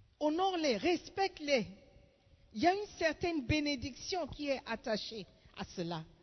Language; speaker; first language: French; non-native, fluent; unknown